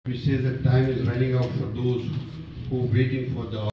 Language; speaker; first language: English; non-native, local second language; Kashmiri